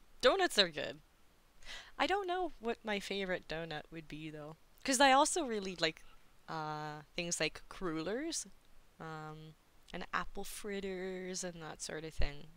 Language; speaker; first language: English; native; English